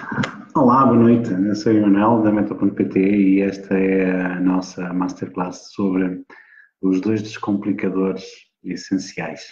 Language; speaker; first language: Portuguese; native; Portuguese